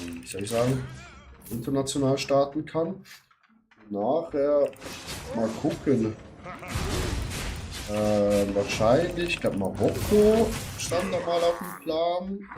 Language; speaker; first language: German; native; German